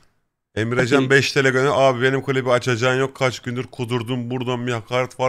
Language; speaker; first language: Turkish; native; Turkish